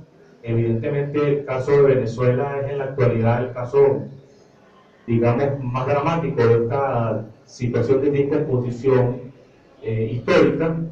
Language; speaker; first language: Spanish; native; Spanish